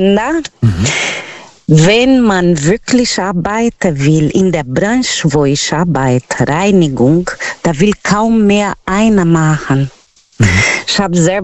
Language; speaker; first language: German; non-native, fluent; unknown